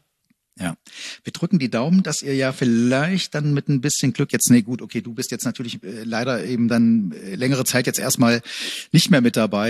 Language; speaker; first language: German; native; German